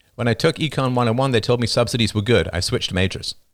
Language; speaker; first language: English; native; English